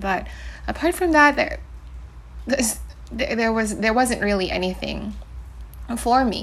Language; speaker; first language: English; non-native, local second language; Cebuano